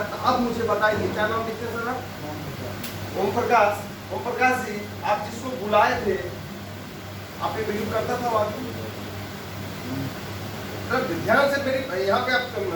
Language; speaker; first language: Hindi; native; Hindi